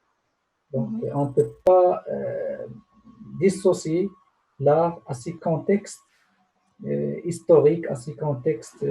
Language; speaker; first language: French; non-native, local second language; Arabic